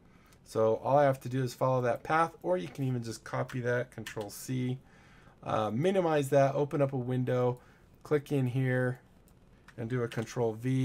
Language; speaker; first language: English; native; English